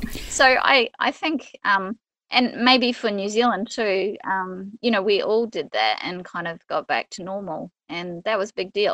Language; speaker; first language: English; native; English